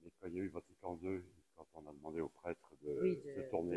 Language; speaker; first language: French; native; French